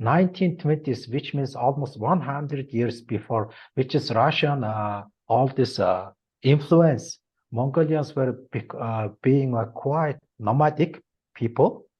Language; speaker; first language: English; non-native, learner; Mongolian